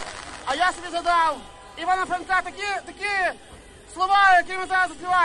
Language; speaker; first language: Ukrainian; native; Ukrainian